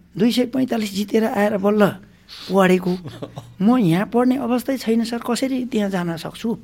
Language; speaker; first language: Nepali; non-native, local second language; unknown